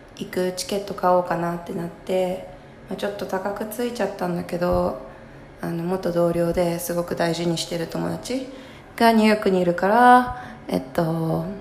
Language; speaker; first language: Japanese; native; Japanese